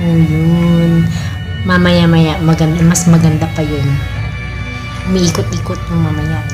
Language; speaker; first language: Filipino; non-native, local second language; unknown